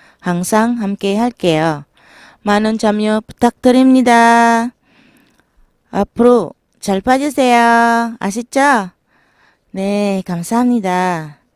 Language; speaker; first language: Korean; non-native, learner; Filipino